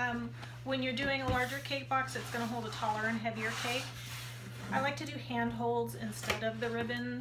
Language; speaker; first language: English; native; English